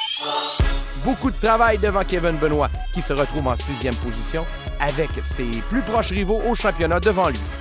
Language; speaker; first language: French; native; French